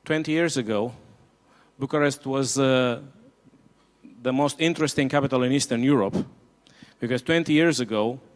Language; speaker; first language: English; non-native, fluent; Romanian